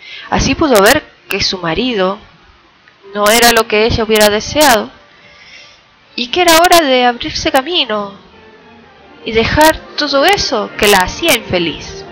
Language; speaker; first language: Spanish; native; Spanish